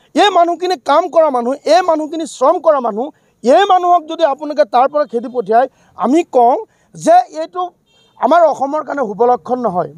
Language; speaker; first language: Assamese; non-native, local second language; Bangla